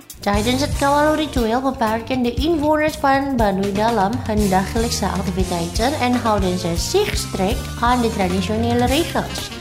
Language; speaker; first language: Dutch; non-native, fluent; Indonesian